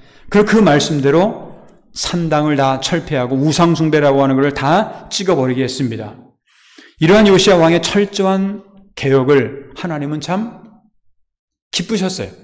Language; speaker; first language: Korean; native; Korean